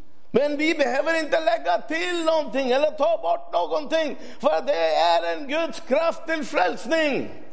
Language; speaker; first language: Swedish; non-native, fluent; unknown